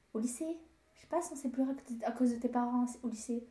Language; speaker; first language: French; early bilingual, other home language; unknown